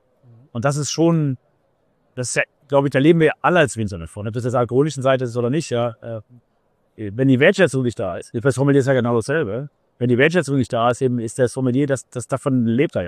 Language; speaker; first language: German; native; German